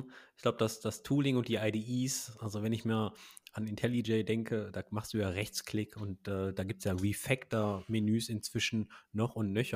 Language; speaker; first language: German; native; German